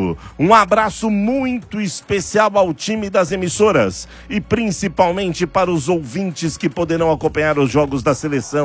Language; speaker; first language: Portuguese; native; Portuguese